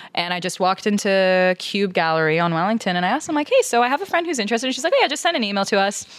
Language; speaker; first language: English; native; English